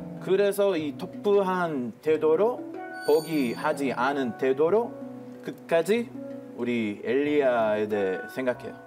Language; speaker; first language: Korean; non-native, fluent; Hebrew